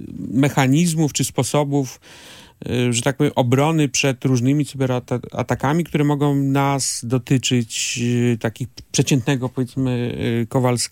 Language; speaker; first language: Polish; native; Polish